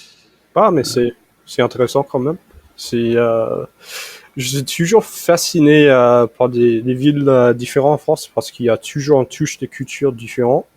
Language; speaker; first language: French; non-native, fluent; English